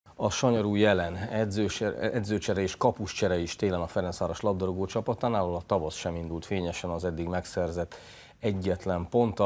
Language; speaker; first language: Hungarian; native; Hungarian